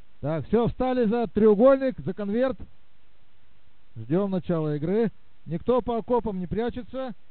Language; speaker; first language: Russian; native; Russian